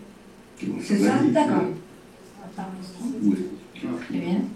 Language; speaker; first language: French; native; French